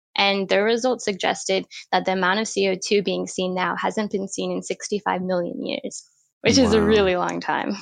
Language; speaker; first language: English; native; English